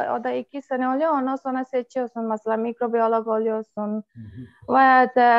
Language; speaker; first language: Turkish; non-native, learner; Urdu